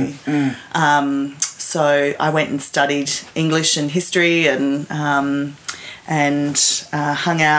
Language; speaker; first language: English; native; English